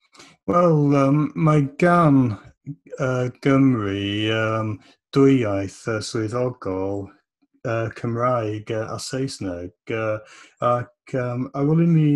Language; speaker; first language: Welsh; non-native, fluent; English